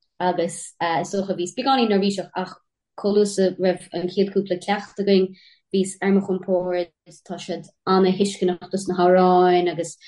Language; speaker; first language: Irish; native; Irish